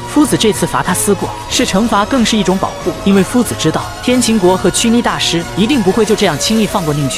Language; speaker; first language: Chinese; native; Chinese